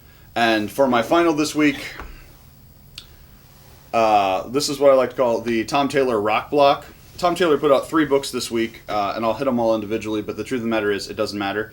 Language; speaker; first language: English; native; English